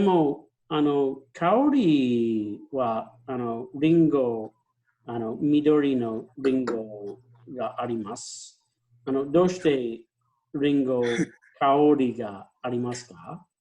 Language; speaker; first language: Japanese; non-native, fluent; English